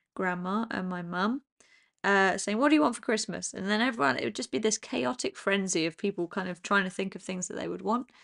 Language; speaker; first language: English; native; English